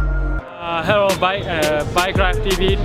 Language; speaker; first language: English; native; English